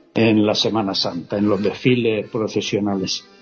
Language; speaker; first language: Spanish; native; Spanish